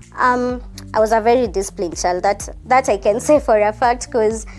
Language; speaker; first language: English; non-native, local second language; Kikuyu